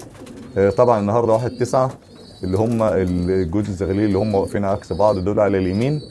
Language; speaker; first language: Arabic; native; Arabic